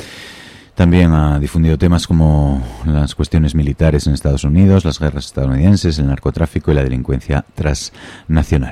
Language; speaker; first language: Spanish; native; Spanish